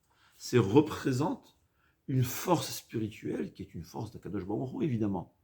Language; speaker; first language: French; native; French